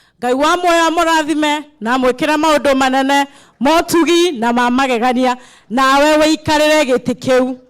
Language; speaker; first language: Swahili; non-native, local second language; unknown